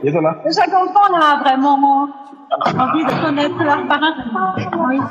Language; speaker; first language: French; non-native, local second language; Malagasy